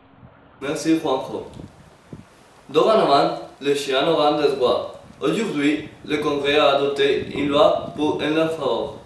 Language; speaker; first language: French; non-native, learner; Spanish